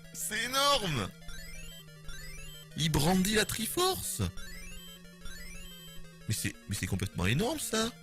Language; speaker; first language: French; native; French